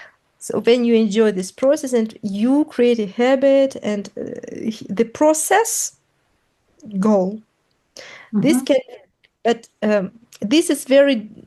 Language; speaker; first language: English; non-native, fluent; Russian